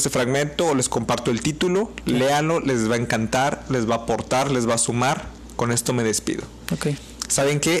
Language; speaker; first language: Spanish; native; Spanish